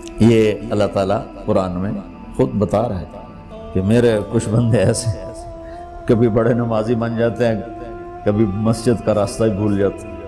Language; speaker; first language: Urdu; non-native, local second language; Punjabi